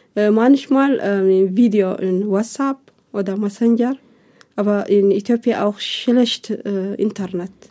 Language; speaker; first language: German; non-native, learner; Tigrinya